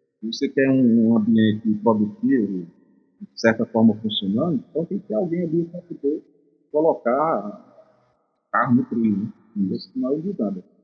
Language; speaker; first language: Portuguese; native; Portuguese